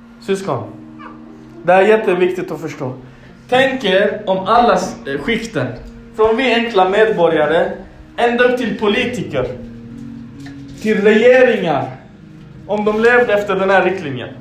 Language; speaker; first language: Swedish; non-native, fluent; Arabic